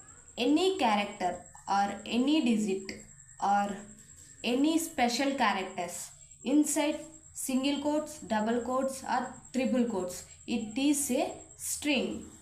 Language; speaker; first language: English; non-native, local second language; Telugu